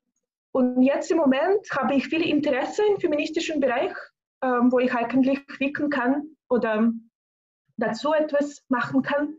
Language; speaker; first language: German; non-native, fluent; Russian